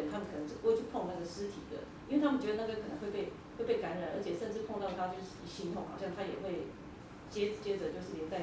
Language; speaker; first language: Chinese; native; Chinese